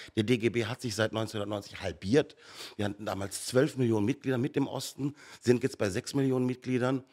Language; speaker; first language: German; native; German